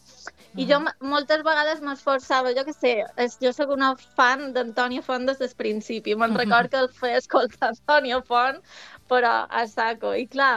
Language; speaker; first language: Catalan; native; Catalan